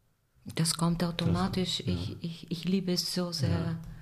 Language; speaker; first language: German; non-native, fluent; Bulgarian